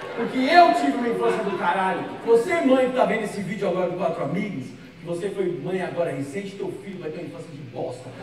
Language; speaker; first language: Portuguese; native; Portuguese